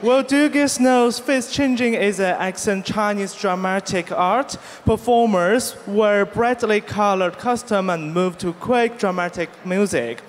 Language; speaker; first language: English; non-native, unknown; Chinese